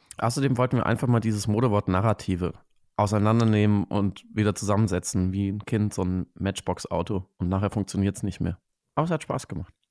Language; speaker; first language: German; native; German